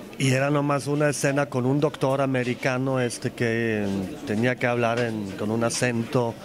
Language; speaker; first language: Spanish; non-native, fluent; Polish